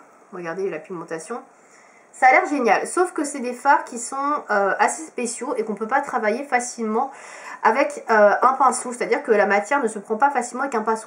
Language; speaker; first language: French; native; French